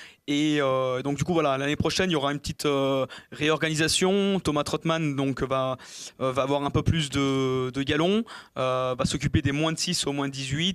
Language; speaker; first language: French; native; French